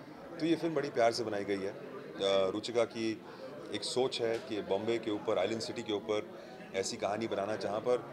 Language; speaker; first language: Hindi; native; Hindi